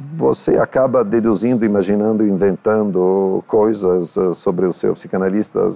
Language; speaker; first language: Portuguese; non-native, fluent; Italian